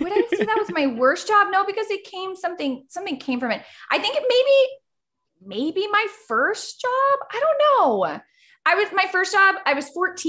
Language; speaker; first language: English; early bilingual, other home language; Spanish